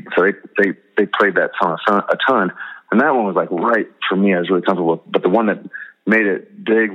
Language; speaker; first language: English; native; English